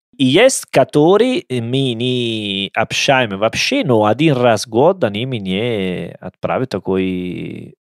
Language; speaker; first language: Russian; non-native, learner; Italian